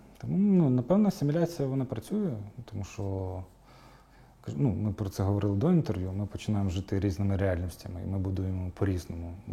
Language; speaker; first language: Ukrainian; non-native, local second language; Crimean Tatar